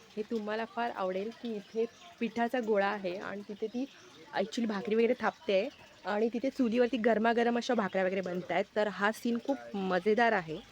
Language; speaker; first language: Marathi; non-native, local second language; Hindi